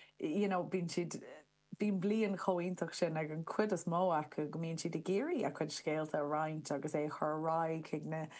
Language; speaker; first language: Irish; non-native, local second language; English